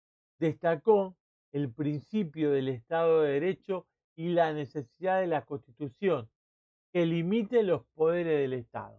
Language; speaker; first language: Spanish; native; Spanish